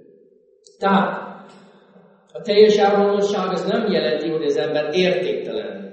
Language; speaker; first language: Hungarian; non-native, fluent; English